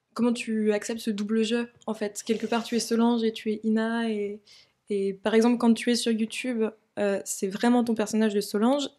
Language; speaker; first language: French; native; French